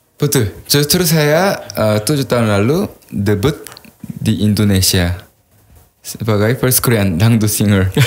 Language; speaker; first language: Indonesian; non-native, fluent; Korean